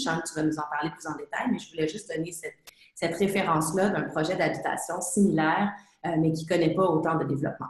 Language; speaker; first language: French; native; French